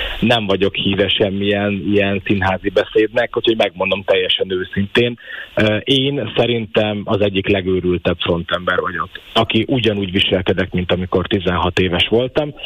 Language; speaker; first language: Hungarian; native; Hungarian